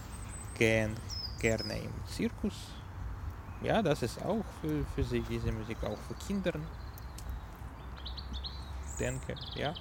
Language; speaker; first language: German; non-native, learner; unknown